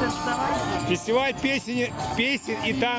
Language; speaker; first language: Russian; native; Russian